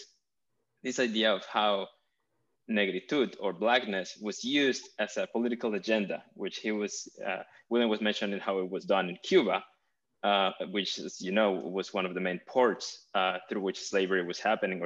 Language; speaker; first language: English; non-native, fluent; Spanish